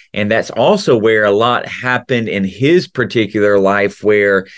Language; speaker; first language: English; native; English